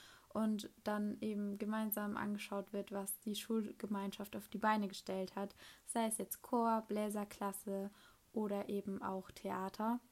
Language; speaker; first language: German; native; German